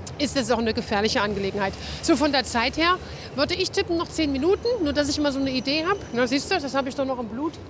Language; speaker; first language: German; native; German